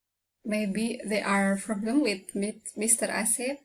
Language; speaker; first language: English; non-native, learner; Indonesian